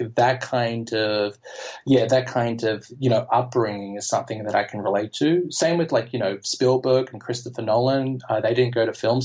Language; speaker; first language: English; native; English